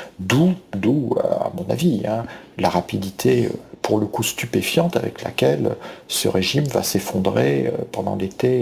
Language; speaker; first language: French; native; French